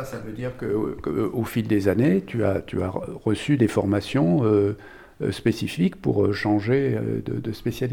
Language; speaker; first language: French; native; French